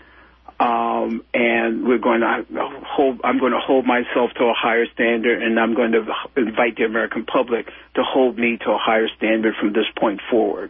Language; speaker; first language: English; native; English